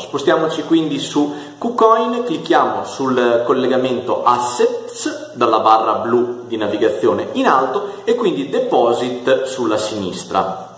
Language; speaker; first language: Italian; native; Italian